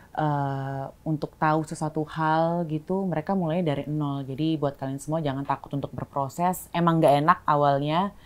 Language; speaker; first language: Indonesian; native; Indonesian